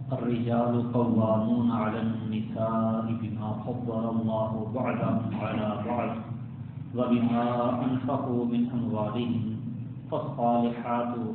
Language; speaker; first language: Urdu; native; Urdu